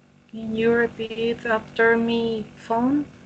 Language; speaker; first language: English; non-native, learner; Spanish